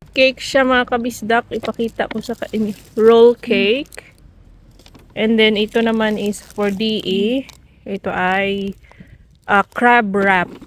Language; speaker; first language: Filipino; non-native, local second language; Cebuano